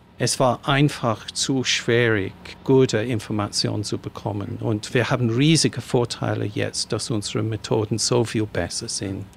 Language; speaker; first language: German; non-native, fluent; English